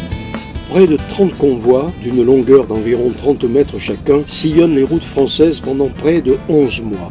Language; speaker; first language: French; native; French